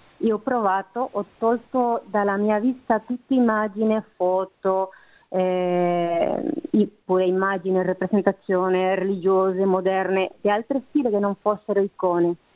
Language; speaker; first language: Italian; non-native, fluent; Spanish